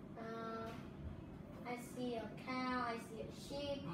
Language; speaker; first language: English; non-native, learner; Vietnamese